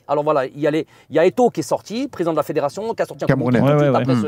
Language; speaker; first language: French; native; French